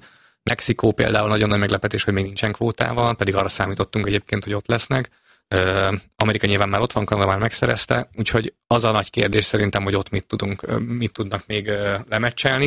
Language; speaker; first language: Hungarian; native; Hungarian